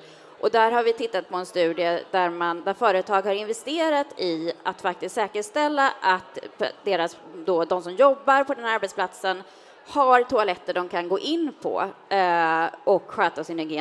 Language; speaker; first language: Swedish; native; Swedish